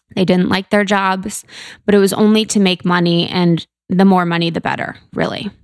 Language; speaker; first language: English; native; English